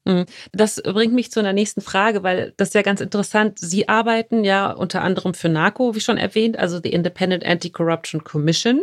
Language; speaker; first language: German; native; German